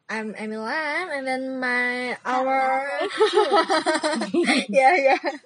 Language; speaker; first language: English; non-native, learner; Indonesian